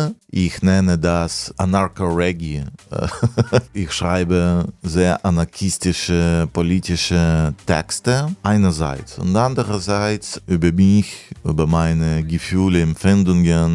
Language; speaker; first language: German; non-native, fluent; Russian